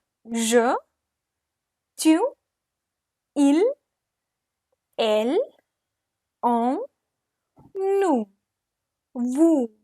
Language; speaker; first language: French; non-native, fluent; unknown